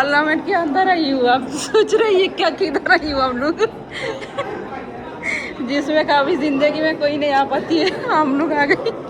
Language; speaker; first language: Hindi; non-native, learner; Bangla